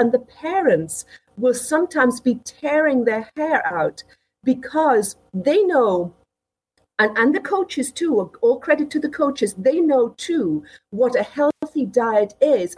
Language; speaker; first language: English; native; English